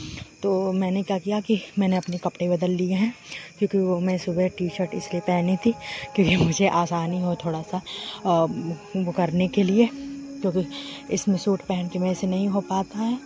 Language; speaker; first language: Hindi; native; Hindi